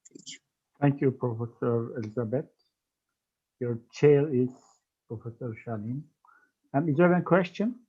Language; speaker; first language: English; non-native, fluent; Turkish